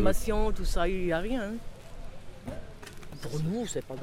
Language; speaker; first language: French; non-native, fluent; German